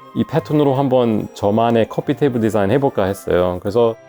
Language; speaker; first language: Korean; non-native, fluent; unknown